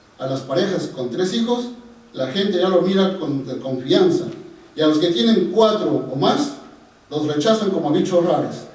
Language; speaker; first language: Spanish; native; Spanish